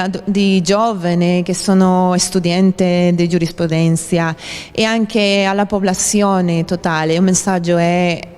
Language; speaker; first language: Italian; non-native, fluent; Spanish